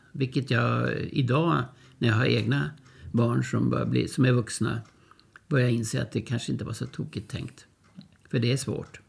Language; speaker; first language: Swedish; early bilingual, other home language; German